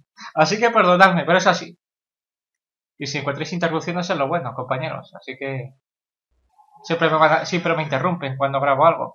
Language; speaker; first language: Spanish; native; Spanish